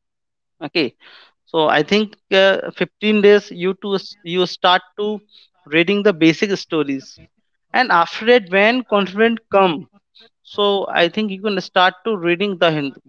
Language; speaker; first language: English; non-native, local second language; Hindi